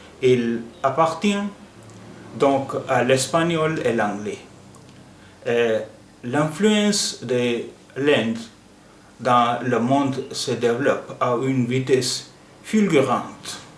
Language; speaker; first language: French; non-native, fluent; Hindi